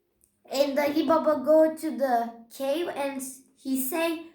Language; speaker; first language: English; non-native, learner; Turkish